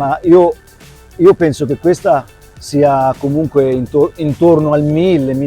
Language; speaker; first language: Italian; native; Italian